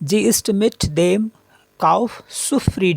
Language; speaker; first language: German; non-native, learner; Hindi